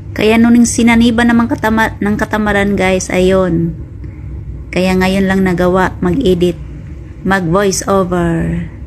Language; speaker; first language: Filipino; non-native, local second language; Cebuano